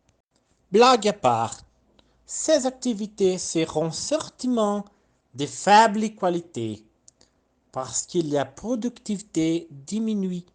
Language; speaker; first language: French; non-native, learner; Portuguese